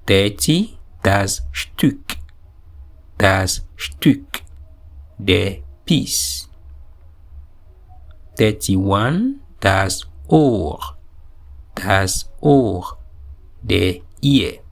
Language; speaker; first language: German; non-native, fluent; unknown